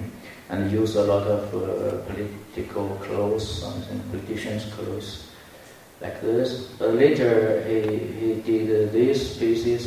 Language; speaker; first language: English; non-native, fluent; Chinese